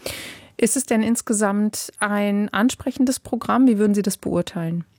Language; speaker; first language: German; native; German